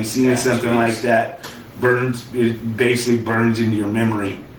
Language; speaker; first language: English; native; English